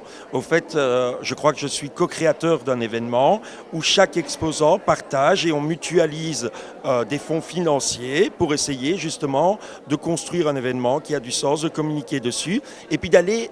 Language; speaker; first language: French; native; French